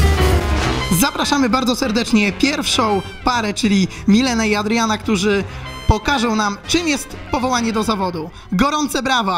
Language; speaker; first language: Polish; native; Polish